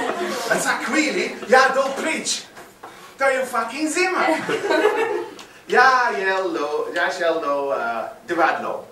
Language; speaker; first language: Czech; non-native, learner; English